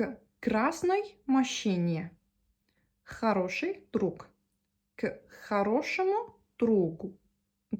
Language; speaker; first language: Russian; non-native, fluent; Turkish